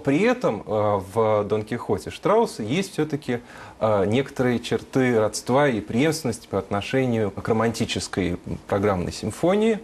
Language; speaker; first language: Russian; native; Russian